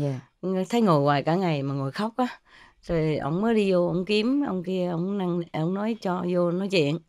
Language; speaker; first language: Vietnamese; native; Vietnamese